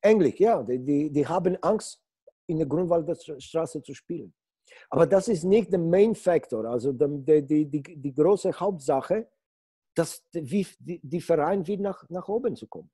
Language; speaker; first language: German; non-native, learner; Polish